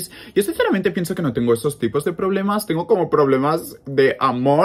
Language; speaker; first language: Spanish; native; Spanish